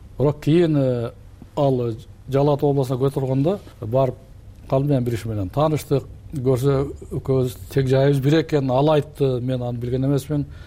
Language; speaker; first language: Kyrgyz; native; Kyrgyz